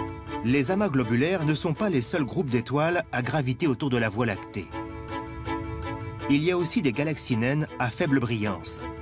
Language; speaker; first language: French; native; French